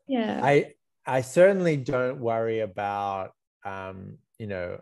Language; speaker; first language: English; native; English